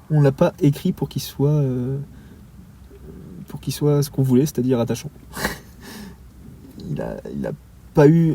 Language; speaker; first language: French; native; French